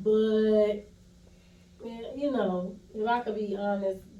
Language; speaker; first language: English; native; English